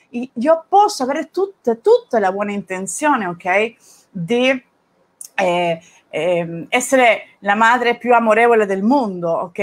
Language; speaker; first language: Italian; non-native, fluent; Spanish